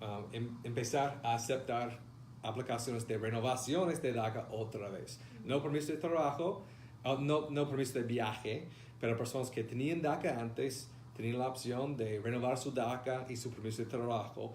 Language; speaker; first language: Spanish; non-native, fluent; English